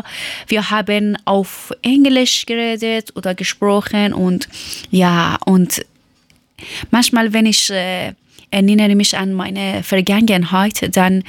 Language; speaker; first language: German; non-native, learner; Persian